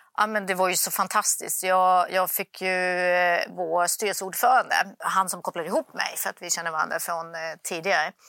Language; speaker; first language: Swedish; early bilingual, other home language; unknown